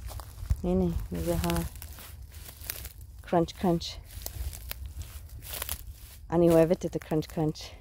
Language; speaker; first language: Hebrew; non-native, fluent; English